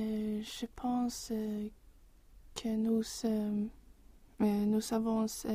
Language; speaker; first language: French; non-native, learner; Swedish